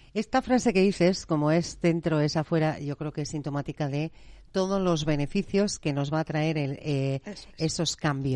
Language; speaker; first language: Spanish; native; Spanish